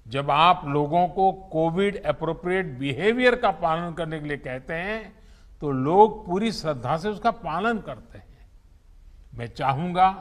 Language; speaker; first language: Hindi; native; Hindi